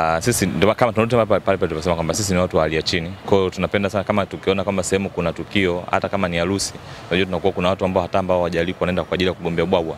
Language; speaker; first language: Swahili; native; Swahili